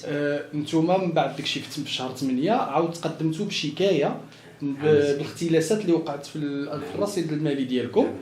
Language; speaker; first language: Arabic; native; Arabic